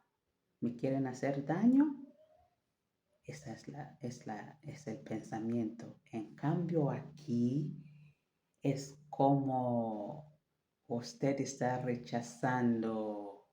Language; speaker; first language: Spanish; non-native, fluent; French